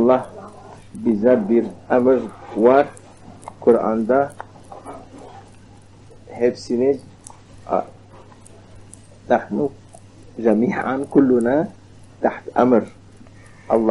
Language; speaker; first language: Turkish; non-native, learner; Arabic